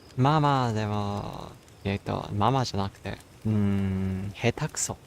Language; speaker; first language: Japanese; non-native, learner; English